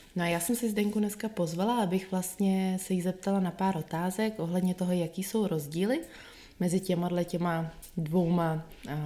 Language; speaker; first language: Czech; native; Czech